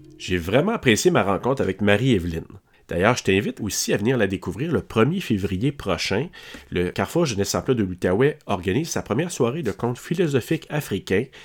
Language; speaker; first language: French; native; French